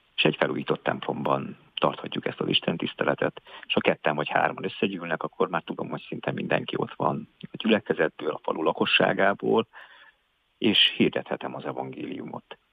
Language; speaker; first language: Hungarian; native; Hungarian